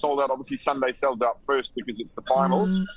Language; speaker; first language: English; native; English